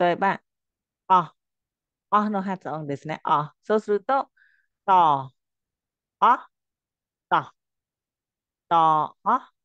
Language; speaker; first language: Japanese; non-native, fluent; Khmer